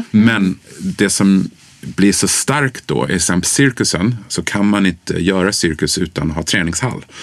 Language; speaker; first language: Swedish; early bilingual, other home language; English